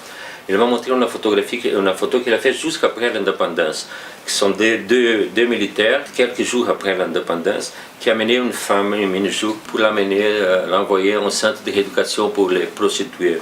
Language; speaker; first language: French; non-native, fluent; Portuguese